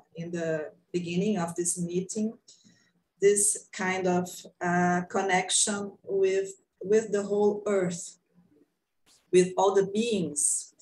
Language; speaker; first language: English; non-native, fluent; Portuguese